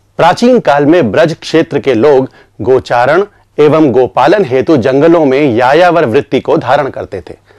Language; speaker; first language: Hindi; native; Hindi